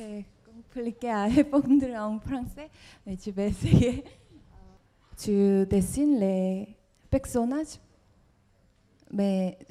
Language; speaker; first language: French; non-native, fluent; Korean